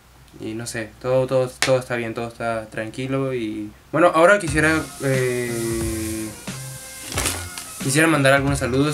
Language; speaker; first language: Spanish; native; Spanish